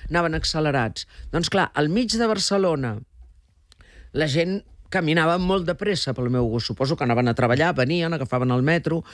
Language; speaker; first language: Catalan; early bilingual, heritage; Catalan